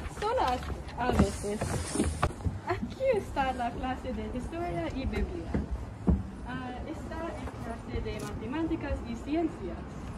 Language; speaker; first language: Spanish; non-native, learner; English